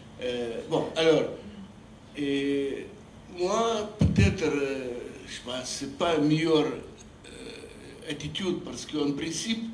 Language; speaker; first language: French; non-native, fluent; Russian